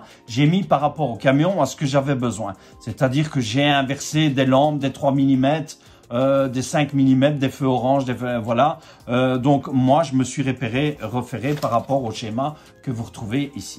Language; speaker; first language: French; native; French